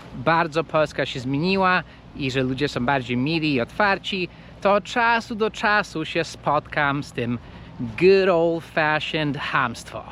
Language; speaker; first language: Polish; non-native, fluent; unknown